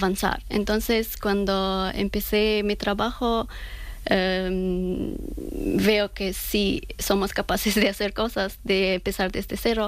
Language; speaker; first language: Spanish; non-native, learner; Persian